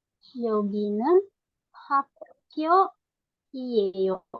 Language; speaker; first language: Korean; non-native, learner; Indonesian